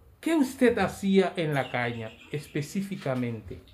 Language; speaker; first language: Spanish; native; Spanish